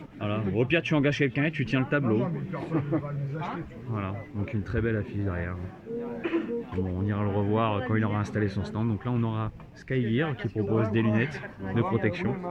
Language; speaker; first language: French; native; French